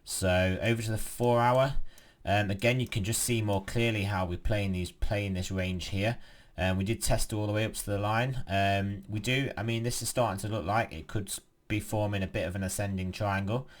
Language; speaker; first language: English; native; English